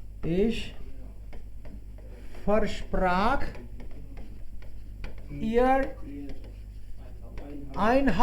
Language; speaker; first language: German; non-native, fluent; Hindi